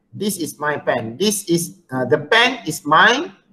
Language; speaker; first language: English; non-native, local second language; Malay